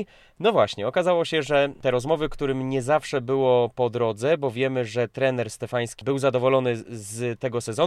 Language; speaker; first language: Polish; native; Polish